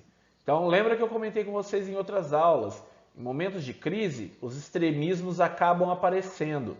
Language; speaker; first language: Portuguese; native; Portuguese